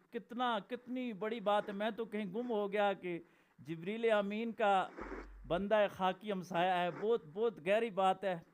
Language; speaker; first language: Urdu; non-native, local second language; Pahari-Potwari